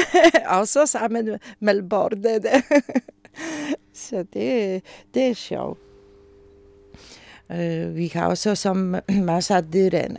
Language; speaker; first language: Danish; non-native, learner; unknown